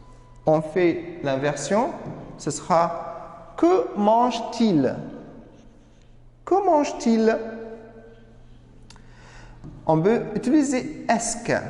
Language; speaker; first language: French; non-native, fluent; Arabic